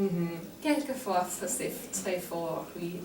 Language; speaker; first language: French; non-native, fluent; English